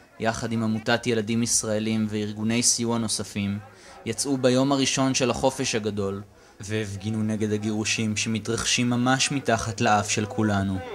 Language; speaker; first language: Hebrew; native; Hebrew